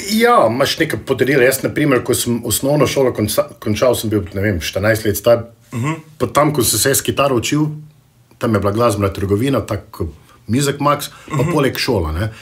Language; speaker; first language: Slovenian; early bilingual, heritage; Slovenian